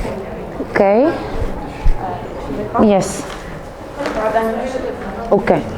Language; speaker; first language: English; non-native, fluent; Arabic